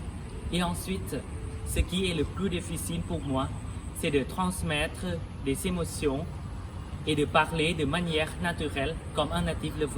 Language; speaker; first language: French; non-native, fluent; Thai